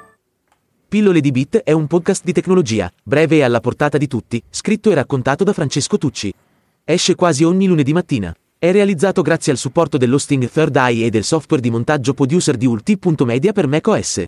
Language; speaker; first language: Italian; native; Italian